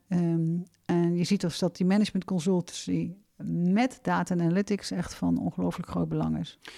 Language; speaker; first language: Dutch; native; Dutch